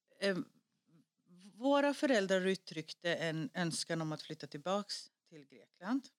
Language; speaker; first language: Swedish; early bilingual, other home language; Greek